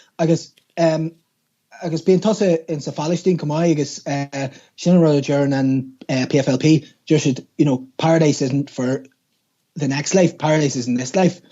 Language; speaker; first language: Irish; non-native, local second language; English